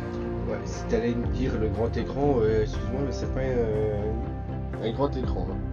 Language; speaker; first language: French; native; French